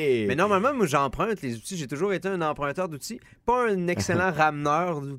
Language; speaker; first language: French; native; French